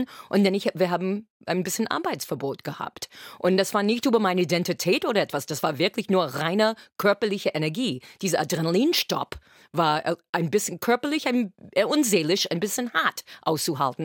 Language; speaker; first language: German; non-native, fluent; English